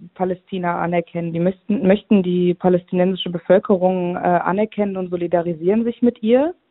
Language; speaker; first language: German; native; German